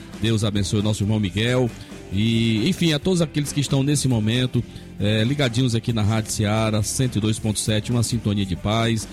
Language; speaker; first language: Portuguese; native; Portuguese